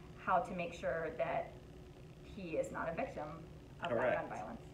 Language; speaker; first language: English; native; English